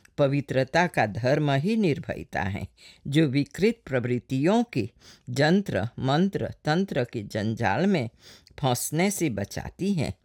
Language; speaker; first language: Hindi; non-native, local second language; Morisyen